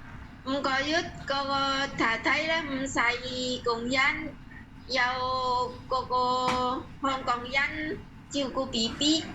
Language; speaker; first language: Cantonese; non-native, learner; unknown